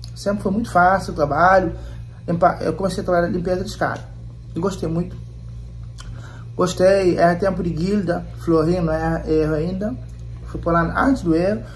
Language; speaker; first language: Portuguese; non-native, local second language; Kabuverdianu